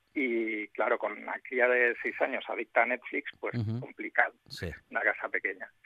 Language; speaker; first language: Spanish; native; Spanish